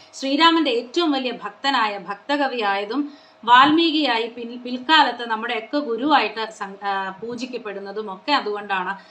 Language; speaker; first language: Malayalam; non-native, local second language; Konkani